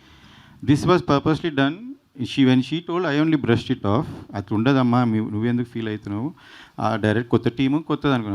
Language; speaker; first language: Telugu; native; Telugu